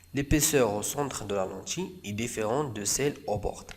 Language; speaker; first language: French; non-native, local second language; Arabic